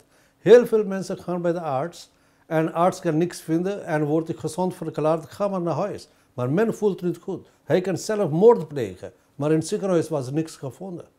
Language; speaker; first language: Dutch; non-native, fluent; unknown